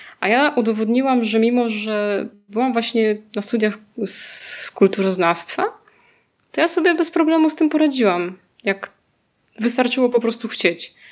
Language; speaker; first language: Polish; native; Polish